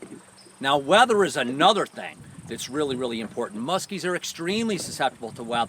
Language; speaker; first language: English; native; English